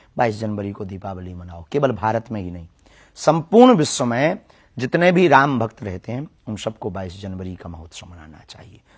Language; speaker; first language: Hindi; native; Hindi